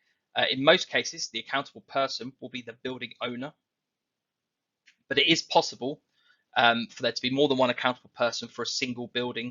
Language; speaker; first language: English; native; English